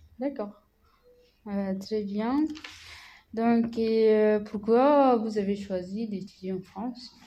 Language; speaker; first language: French; non-native, learner; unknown